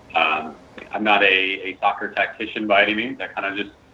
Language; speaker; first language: English; native; English